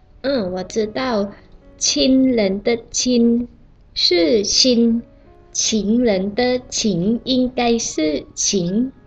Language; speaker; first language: Chinese; non-native, learner; Thai